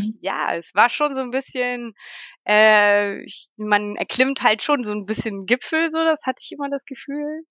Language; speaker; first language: German; native; German